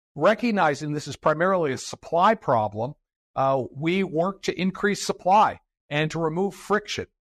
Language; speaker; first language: English; native; English